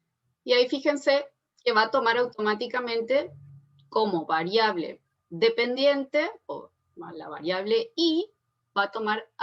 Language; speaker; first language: Spanish; native; Spanish